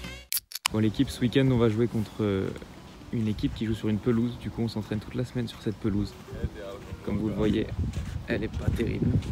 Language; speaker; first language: French; native; French